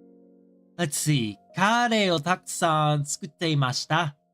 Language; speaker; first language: Japanese; non-native, learner; English